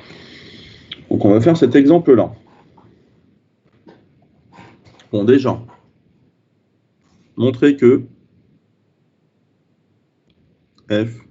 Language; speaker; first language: French; native; French